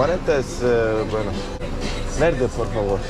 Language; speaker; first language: Spanish; non-native, learner; Turkish